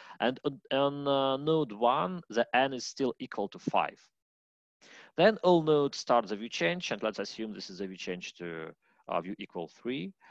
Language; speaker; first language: English; non-native, fluent; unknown